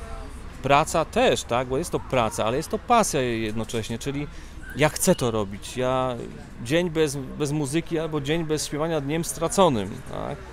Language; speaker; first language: Polish; native; Polish